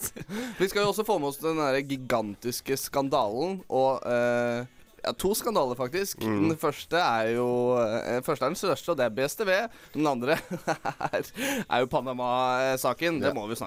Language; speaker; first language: Norwegian; native; Norwegian